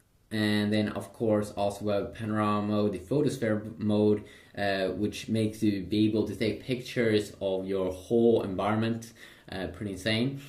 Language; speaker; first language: English; non-native, fluent; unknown